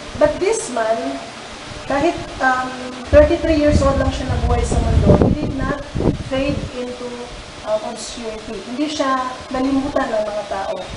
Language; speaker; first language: Filipino; native; Filipino